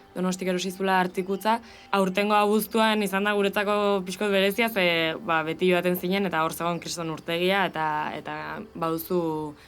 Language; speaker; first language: Basque; native; Basque